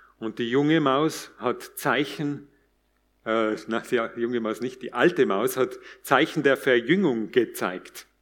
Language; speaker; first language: German; native; German